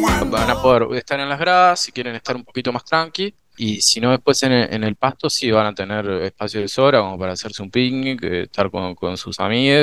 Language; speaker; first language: Spanish; native; Spanish